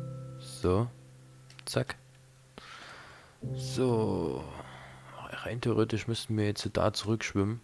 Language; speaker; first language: German; native; German